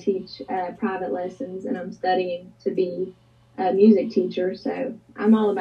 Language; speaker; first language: English; native; English